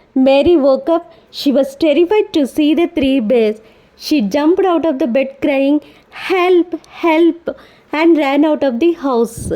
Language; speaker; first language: English; non-native, local second language; Telugu